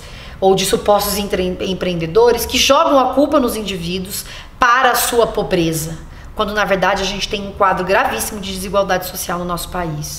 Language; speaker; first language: Portuguese; native; Portuguese